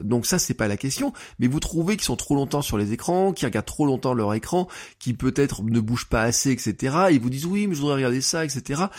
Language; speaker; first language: French; native; French